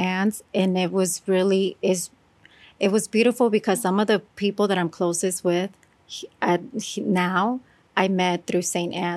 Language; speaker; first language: English; native; English